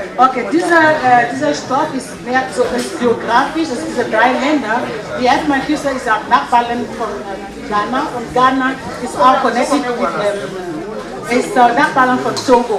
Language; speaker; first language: German; non-native, fluent; French